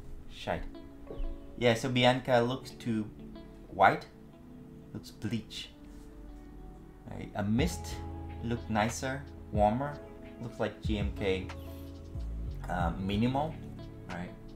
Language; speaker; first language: English; non-native, fluent; Vietnamese